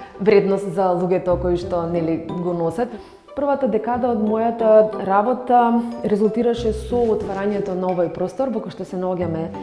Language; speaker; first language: Macedonian; native; Macedonian